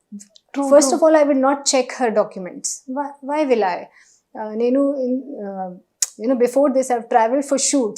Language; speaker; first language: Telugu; non-native, learner; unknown